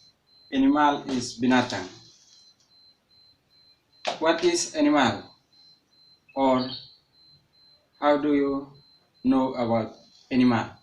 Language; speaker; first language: English; non-native, learner; Indonesian